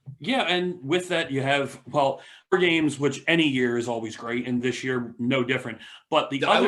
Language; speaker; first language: English; native; English